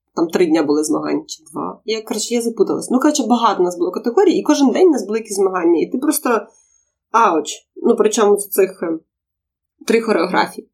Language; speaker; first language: Ukrainian; non-native, local second language; Russian